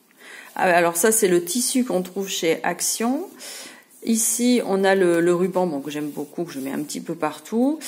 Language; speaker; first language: French; native; French